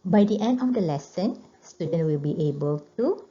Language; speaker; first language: English; non-native, local second language; Malay